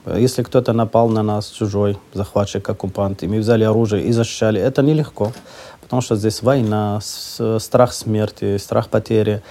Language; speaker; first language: Russian; non-native, fluent; Persian